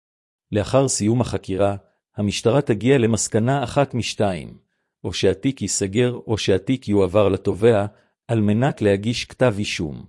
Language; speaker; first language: Hebrew; native; Hebrew